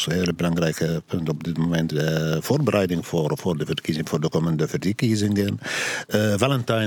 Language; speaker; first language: Dutch; non-native, learner; Arabic